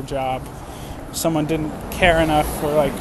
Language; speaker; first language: English; native; English